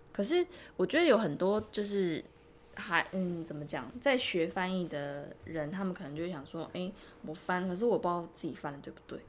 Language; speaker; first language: Chinese; native; Chinese